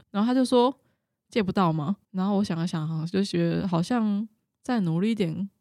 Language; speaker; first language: Chinese; native; Chinese